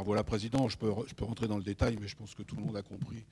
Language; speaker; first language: French; native; French